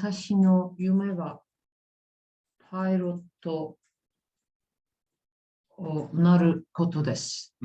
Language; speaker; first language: Japanese; non-native, learner; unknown